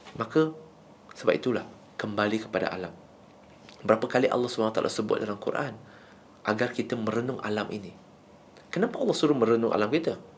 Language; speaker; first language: Malay; non-native, local second language; Chinese